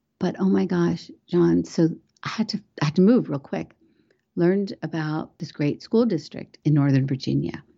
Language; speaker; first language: English; early bilingual, other home language; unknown